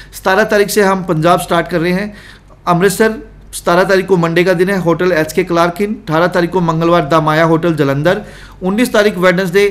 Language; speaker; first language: Hindi; native; Hindi